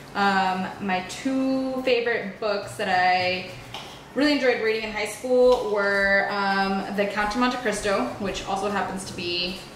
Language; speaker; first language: English; early bilingual, other home language; Spanish